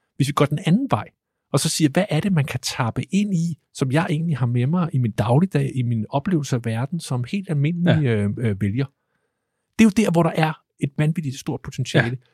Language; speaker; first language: Danish; native; Danish